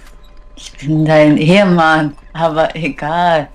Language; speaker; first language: German; native; German